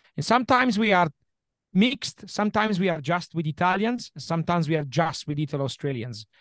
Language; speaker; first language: English; non-native, fluent; Italian